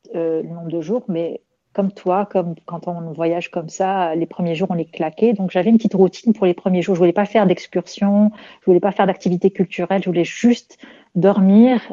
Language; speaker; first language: French; non-native, local second language; Arabic